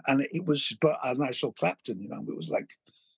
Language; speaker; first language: English; native; English